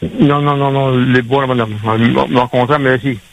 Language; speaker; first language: French; non-native, local second language; Réunion Creole French